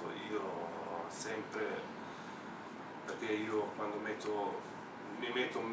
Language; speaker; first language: Italian; non-native, fluent; Slovenian